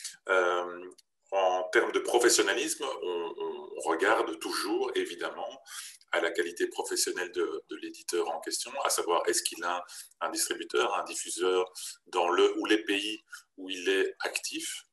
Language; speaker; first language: French; native; French